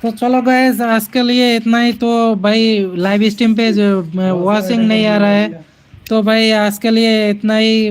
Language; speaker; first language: Hindi; non-native, local second language; Bangla